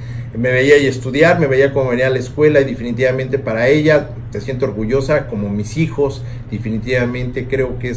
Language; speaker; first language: Spanish; native; Spanish